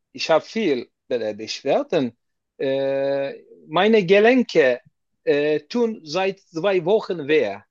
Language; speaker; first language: German; non-native, learner; Turkish